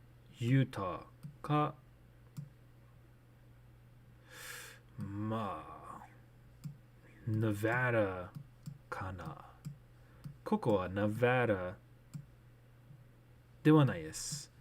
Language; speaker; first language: Japanese; non-native, learner; English